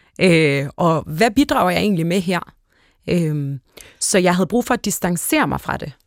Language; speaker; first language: Danish; early bilingual, other home language; Arabic